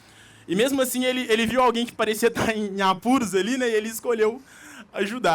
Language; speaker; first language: Portuguese; native; Portuguese